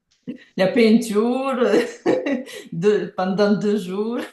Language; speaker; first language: French; non-native, learner; Ukrainian